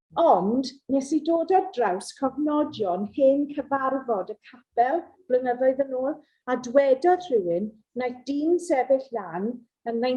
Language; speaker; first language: Welsh; non-native, local second language; English